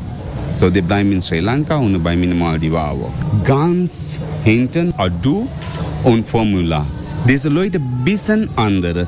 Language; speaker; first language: German; non-native, learner; Sinhala